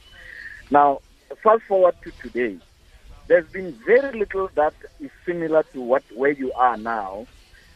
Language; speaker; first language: English; non-native, local second language; Tswana